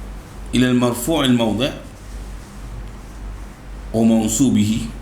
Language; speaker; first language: Arabic; non-native, fluent; Malay